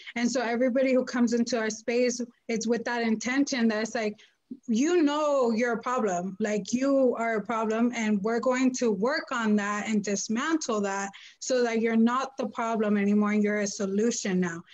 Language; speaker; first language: English; early bilingual, other home language; Spanish